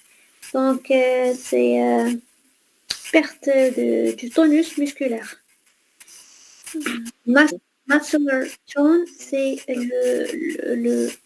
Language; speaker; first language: French; non-native, fluent; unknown